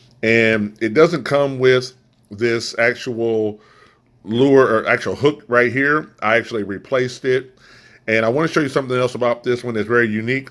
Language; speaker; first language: English; native; English